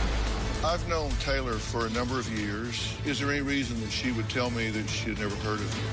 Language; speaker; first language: English; native; English